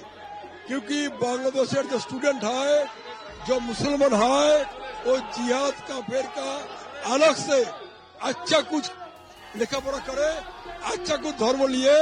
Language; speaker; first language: Hindi; non-native, local second language; Bangla